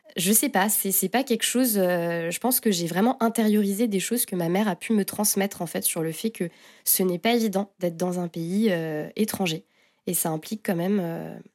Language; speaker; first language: French; native; French